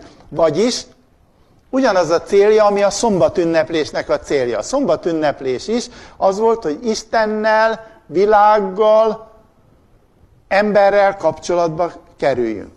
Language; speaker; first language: Hungarian; native; Hungarian